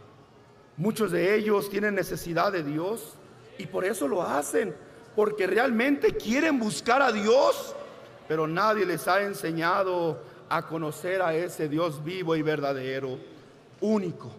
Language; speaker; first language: Spanish; native; Spanish